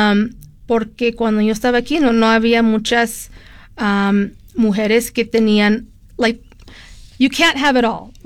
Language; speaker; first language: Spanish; early bilingual, heritage; Spanish